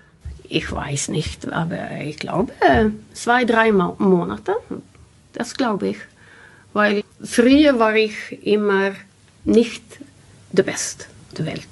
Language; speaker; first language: German; non-native, learner; Swedish